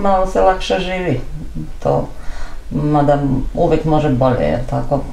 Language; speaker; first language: Serbian; non-native, fluent; Armenian